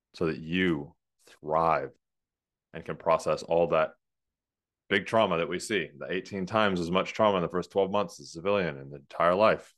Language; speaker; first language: English; native; English